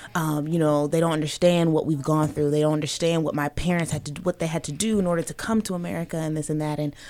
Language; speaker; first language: English; early bilingual, other home language; Yoruba